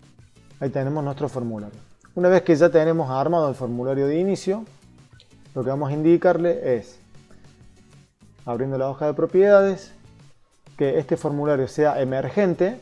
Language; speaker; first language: Spanish; native; Spanish